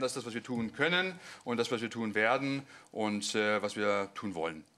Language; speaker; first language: German; native; German